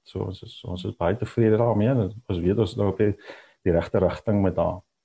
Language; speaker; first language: Afrikaans; native; Afrikaans